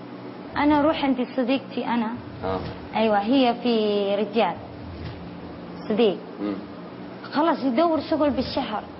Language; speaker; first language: Arabic; non-native, learner; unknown